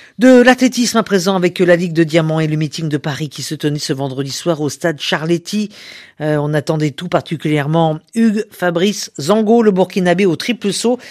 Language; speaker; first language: French; native; French